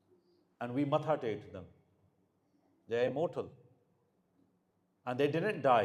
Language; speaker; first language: English; early bilingual, heritage; Punjabi